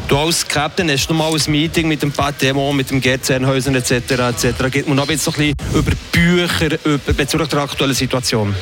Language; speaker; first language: German; native; German